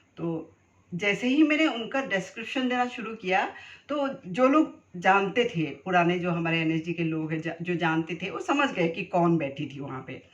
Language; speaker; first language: Hindi; non-native, local second language; Assamese